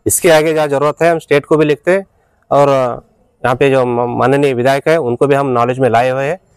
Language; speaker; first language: Hindi; non-native, local second language; Kannada